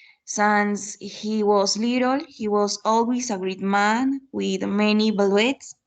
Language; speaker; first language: English; non-native, learner; Spanish